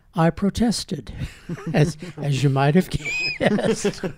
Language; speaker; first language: English; native; English